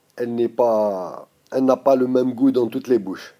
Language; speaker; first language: French; non-native, local second language; Arabic